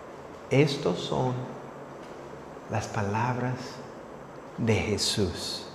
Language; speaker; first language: Spanish; non-native, fluent; English